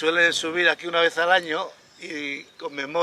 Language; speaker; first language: Spanish; native; Spanish